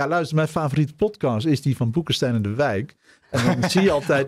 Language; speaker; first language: Dutch; native; Dutch